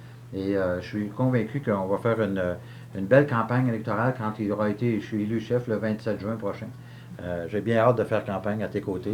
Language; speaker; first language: French; native; French